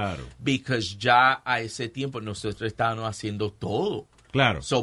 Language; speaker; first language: Spanish; early bilingual, heritage; Spanish